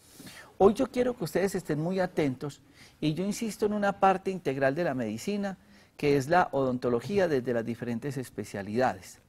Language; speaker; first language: Spanish; native; Spanish